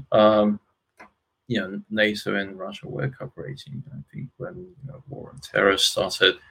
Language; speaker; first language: English; non-native, fluent; Russian